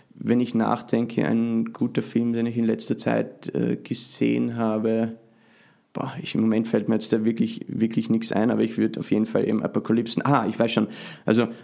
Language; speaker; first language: German; native; German